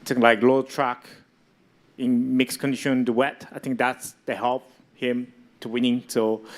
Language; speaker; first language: English; non-native, learner; Japanese